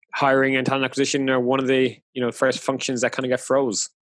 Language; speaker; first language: English; native; English